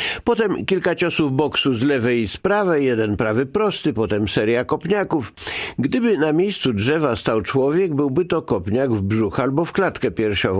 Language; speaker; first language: Polish; native; Polish